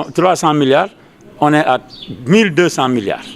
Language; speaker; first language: French; non-native, local second language; Wolof